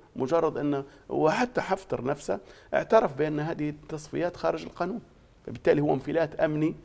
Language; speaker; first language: Arabic; native; Arabic